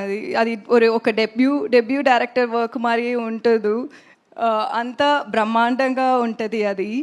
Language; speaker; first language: Telugu; non-native, learner; Tamil